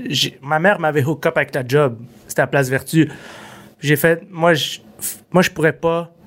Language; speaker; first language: French; early bilingual, other home language; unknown